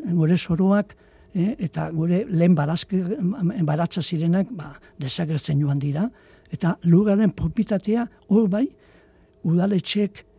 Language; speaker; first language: Basque; native; Basque